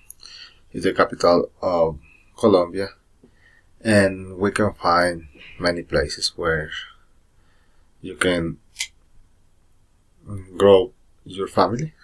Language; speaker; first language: English; non-native, learner; Spanish